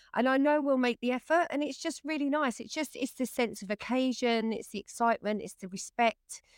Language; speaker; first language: English; native; English